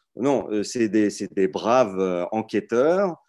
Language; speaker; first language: French; early bilingual, other home language; Russian